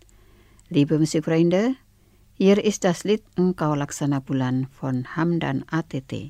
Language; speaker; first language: German; non-native, fluent; Indonesian